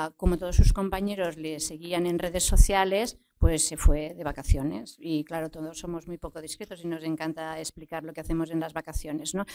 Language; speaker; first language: Spanish; non-native, local second language; Catalan